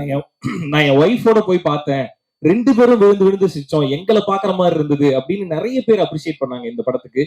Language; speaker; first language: Tamil; native; Tamil